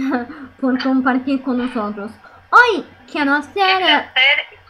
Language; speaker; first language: Spanish; non-native, fluent; Italian